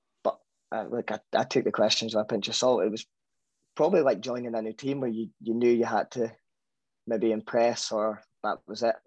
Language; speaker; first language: English; native; English